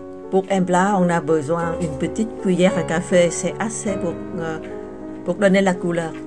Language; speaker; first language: French; non-native, fluent; Vietnamese